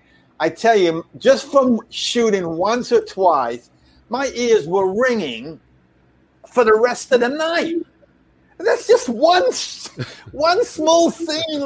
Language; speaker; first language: English; native; English